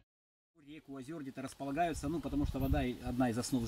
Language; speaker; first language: Russian; native; Russian